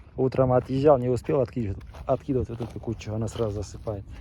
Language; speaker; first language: Russian; non-native, local second language; Kazakh